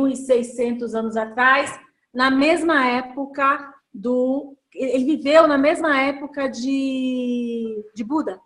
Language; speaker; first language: Portuguese; native; Portuguese